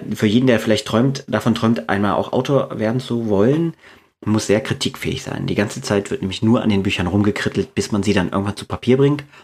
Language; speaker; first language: German; native; German